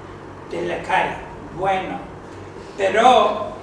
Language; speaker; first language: Spanish; non-native, fluent; English